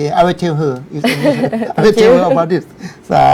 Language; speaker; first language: English; non-native, learner; Thai